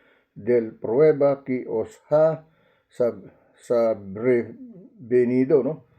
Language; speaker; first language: Spanish; non-native, learner; Filipino